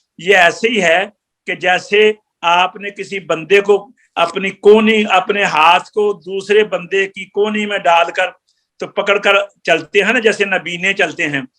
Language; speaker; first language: Urdu; non-native, local second language; Punjabi